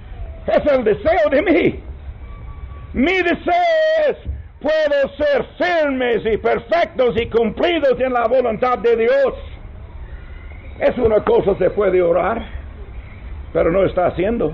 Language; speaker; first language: Spanish; non-native, fluent; English